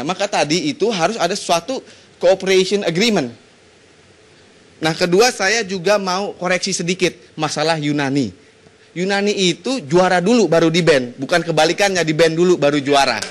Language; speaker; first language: Indonesian; native; Indonesian